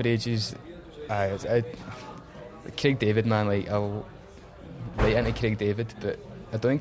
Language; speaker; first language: English; native; English